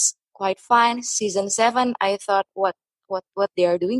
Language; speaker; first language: English; non-native, fluent; Indonesian